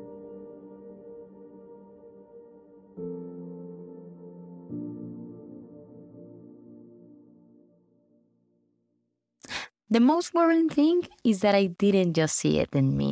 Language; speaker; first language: English; non-native, fluent; Spanish